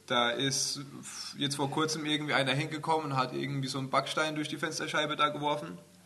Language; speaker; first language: German; native; German